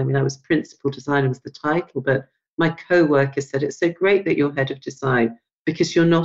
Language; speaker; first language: English; native; English